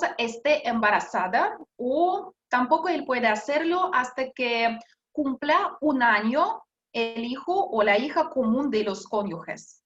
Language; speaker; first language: Spanish; non-native, fluent; Russian